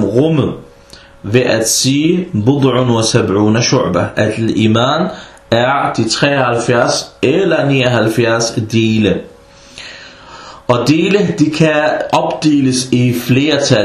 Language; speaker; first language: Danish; non-native, fluent; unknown